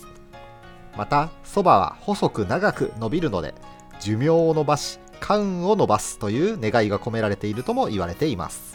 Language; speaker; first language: Japanese; native; Japanese